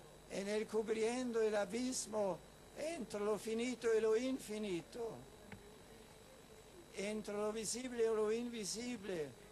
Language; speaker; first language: Spanish; non-native, fluent; German